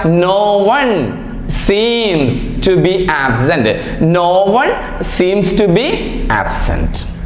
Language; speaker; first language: English; non-native, local second language; Malayalam